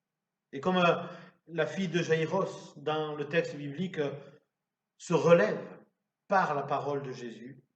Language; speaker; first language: French; native; French